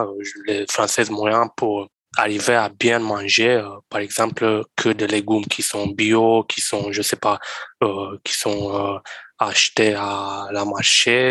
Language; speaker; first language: French; non-native, learner; Romanian